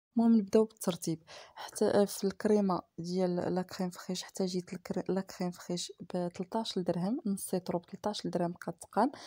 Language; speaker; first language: Arabic; native; Arabic